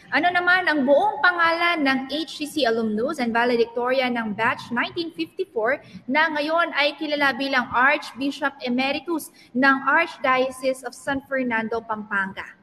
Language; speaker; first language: Filipino; non-native, local second language; Pampanga